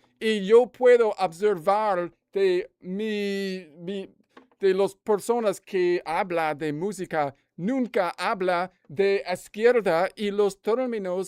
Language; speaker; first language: Spanish; non-native, learner; English